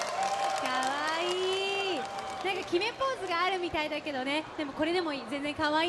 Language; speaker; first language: Japanese; native; Japanese